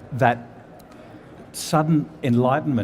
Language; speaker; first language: English; native; English